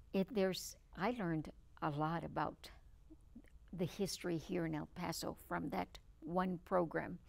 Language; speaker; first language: English; early bilingual, other home language; Spanish